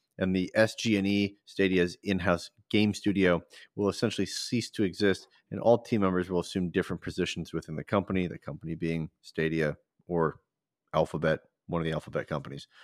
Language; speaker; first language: English; native; English